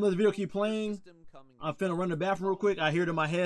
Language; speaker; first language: English; native; English